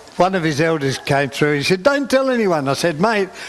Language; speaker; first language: English; native; English